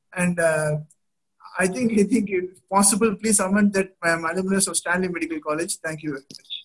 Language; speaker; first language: English; non-native, local second language; Tamil